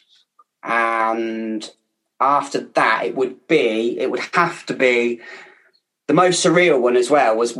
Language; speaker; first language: English; native; English